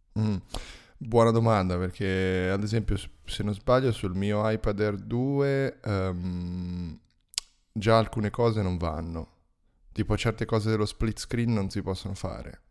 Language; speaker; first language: Italian; native; Italian